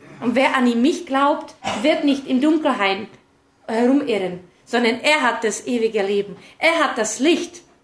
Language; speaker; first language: German; early bilingual, other home language; Czech